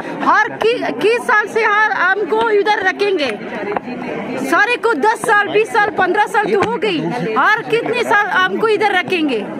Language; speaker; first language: Hindi; non-native, learner; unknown